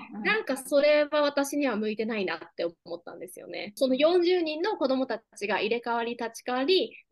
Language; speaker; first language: Japanese; native; Japanese